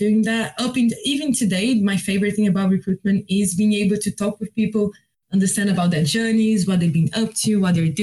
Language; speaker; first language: English; non-native, fluent; Portuguese